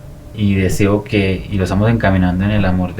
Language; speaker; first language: Spanish; native; Spanish